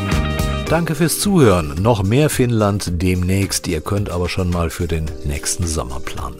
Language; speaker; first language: German; native; German